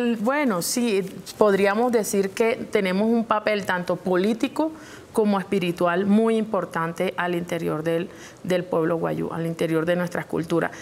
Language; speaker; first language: Spanish; non-native, local second language; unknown